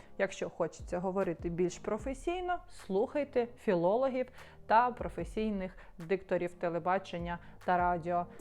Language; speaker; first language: Ukrainian; non-native, local second language; Russian